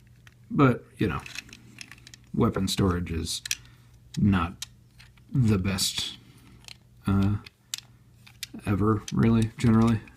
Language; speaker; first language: English; native; English